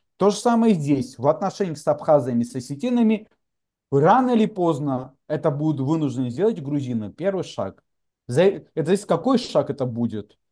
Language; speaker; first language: Russian; non-native, local second language; Georgian